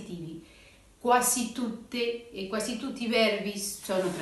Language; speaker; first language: Italian; non-native, fluent; Spanish